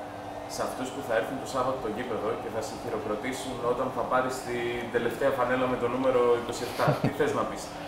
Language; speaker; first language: Greek; native; Greek